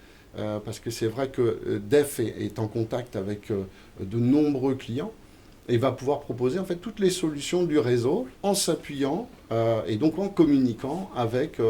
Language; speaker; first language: French; native; French